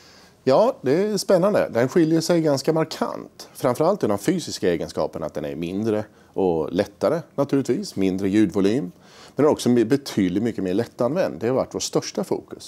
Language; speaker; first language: Swedish; native; Swedish